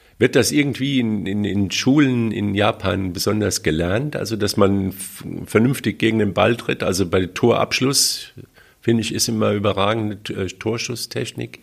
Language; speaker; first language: German; native; German